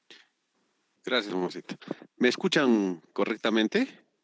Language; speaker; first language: Spanish; native; Spanish